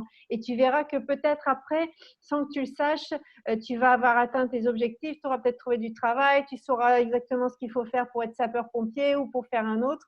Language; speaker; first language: French; native; French